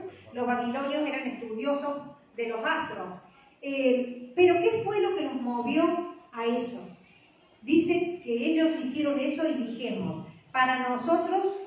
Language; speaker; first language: Spanish; native; Spanish